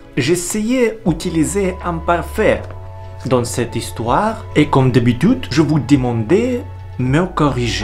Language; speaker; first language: French; non-native, learner; Russian